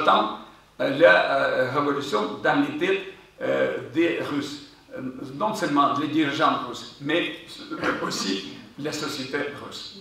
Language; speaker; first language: French; non-native, fluent; Ukrainian